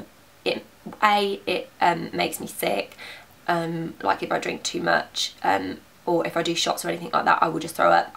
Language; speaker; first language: English; native; English